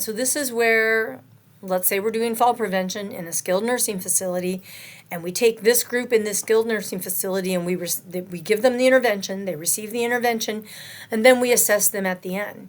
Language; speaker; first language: English; native; English